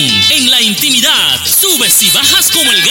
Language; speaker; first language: Spanish; native; Spanish